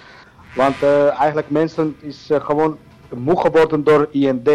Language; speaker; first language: Dutch; non-native, learner; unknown